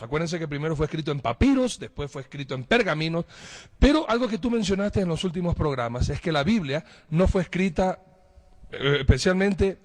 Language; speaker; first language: Spanish; native; Spanish